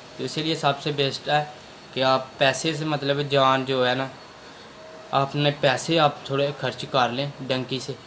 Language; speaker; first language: Urdu; non-native, local second language; Punjabi